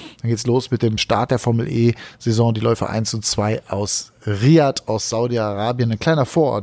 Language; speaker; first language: German; native; German